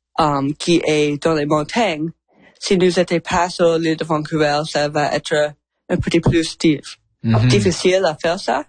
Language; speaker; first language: French; non-native, learner; English